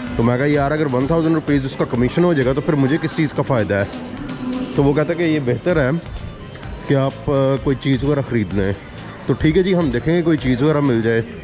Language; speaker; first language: Urdu; native; Urdu